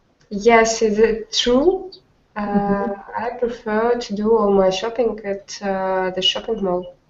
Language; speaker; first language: English; non-native, learner; Russian